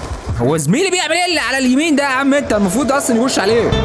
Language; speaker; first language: Arabic; native; Arabic